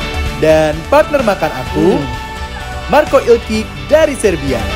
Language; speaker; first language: Indonesian; non-native, fluent; English